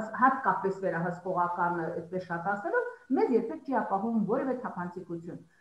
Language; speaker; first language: Armenian; native; Armenian